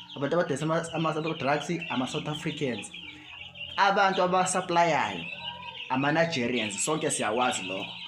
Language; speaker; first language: Zulu; native; Zulu